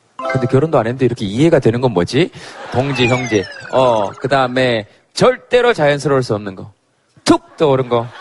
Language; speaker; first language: Korean; native; Korean